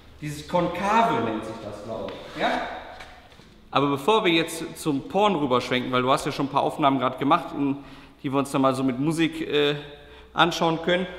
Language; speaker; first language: German; native; German